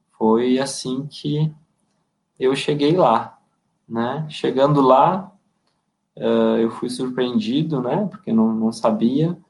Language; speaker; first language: Portuguese; native; Portuguese